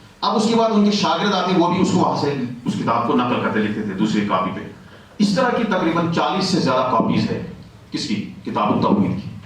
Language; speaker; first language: Urdu; non-native, local second language; Kashmiri